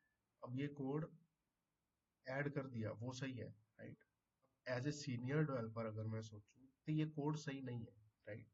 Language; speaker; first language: Hindi; non-native, local second language; Punjabi